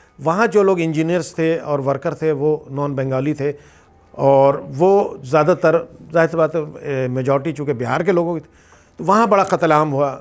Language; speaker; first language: Urdu; native; Urdu